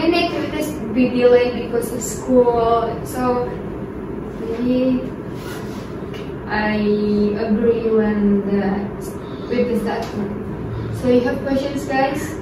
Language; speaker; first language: English; non-native, learner; Indonesian